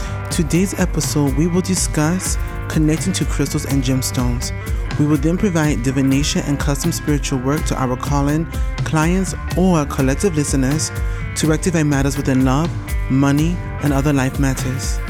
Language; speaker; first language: English; native; English